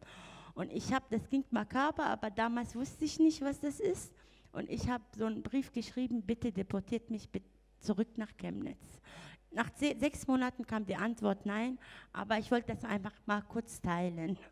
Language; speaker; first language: German; non-native, fluent; Arabic